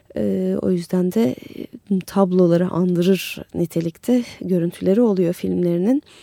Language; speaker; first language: Turkish; native; Turkish